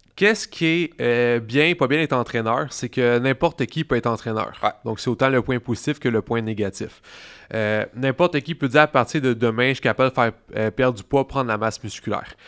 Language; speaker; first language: French; native; French